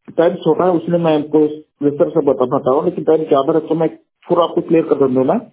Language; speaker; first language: Hindi; non-native, local second language; Kannada